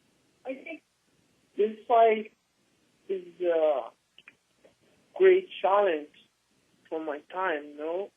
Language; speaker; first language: English; non-native, learner; Portuguese